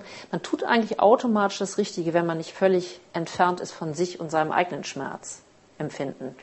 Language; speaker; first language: German; native; German